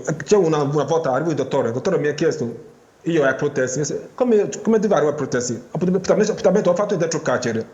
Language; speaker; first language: Italian; non-native, learner; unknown